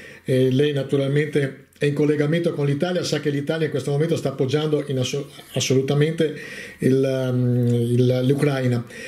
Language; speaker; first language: Italian; native; Italian